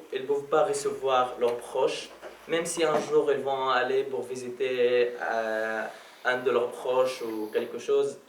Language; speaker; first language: French; non-native, fluent; Arabic